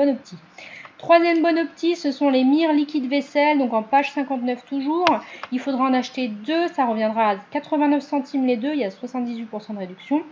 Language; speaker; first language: French; native; French